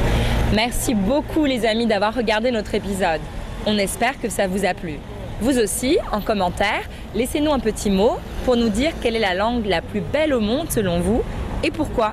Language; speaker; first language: French; native; French